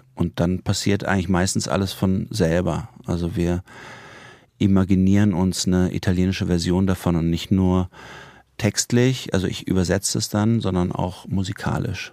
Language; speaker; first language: German; native; German